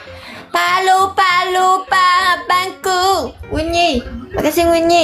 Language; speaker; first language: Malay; non-native, learner; Vietnamese